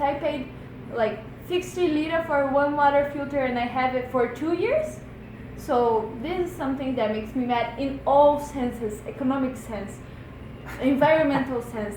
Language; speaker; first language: English; non-native, fluent; Portuguese